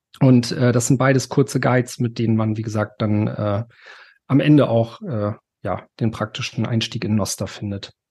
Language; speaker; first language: German; native; German